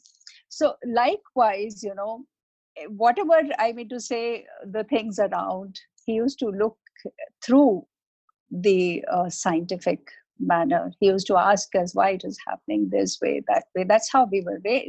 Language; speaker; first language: English; non-native, local second language; Hindi